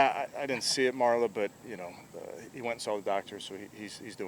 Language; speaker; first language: English; native; English